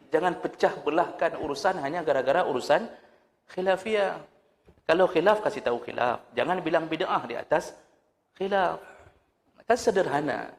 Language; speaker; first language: Malay; non-native, local second language; Achinese